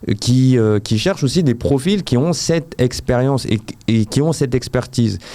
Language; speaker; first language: French; native; French